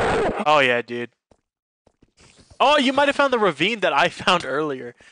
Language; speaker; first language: English; native; English